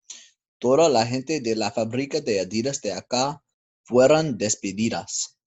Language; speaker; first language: Spanish; non-native, learner; English